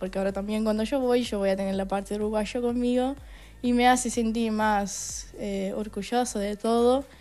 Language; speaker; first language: Spanish; non-native, fluent; Estonian